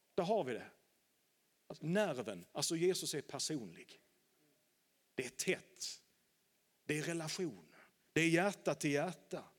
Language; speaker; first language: Swedish; native; Swedish